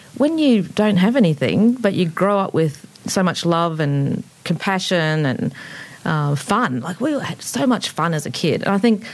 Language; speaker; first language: English; native; English